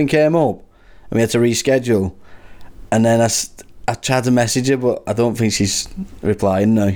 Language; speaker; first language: English; native; English